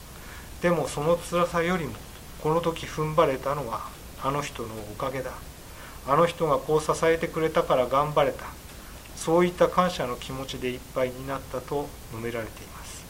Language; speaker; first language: Japanese; native; Japanese